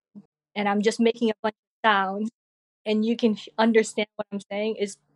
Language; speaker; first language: English; early bilingual, other home language; Korean